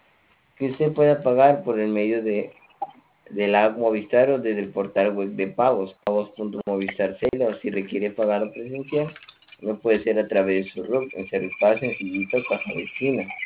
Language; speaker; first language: Spanish; native; Spanish